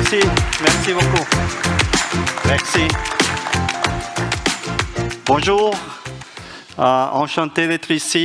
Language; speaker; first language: French; non-native, fluent; Spanish